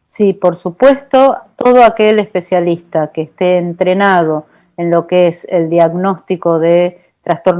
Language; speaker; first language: Spanish; native; Spanish